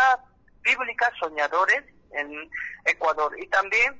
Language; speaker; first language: Spanish; non-native, learner; Korean